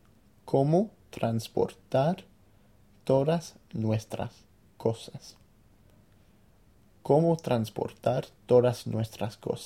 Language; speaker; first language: Spanish; non-native, fluent; English